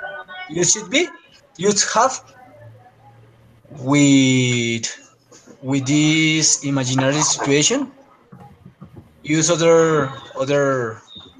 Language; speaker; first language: English; non-native, learner; Spanish